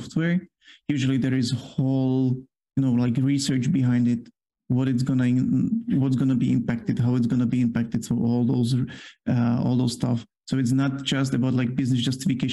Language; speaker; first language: English; non-native, fluent; Polish